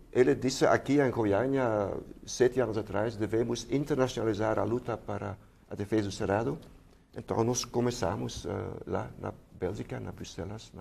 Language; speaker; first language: Portuguese; non-native, fluent; Dutch